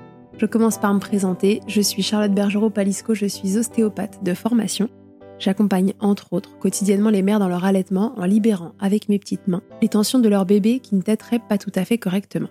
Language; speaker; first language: French; native; French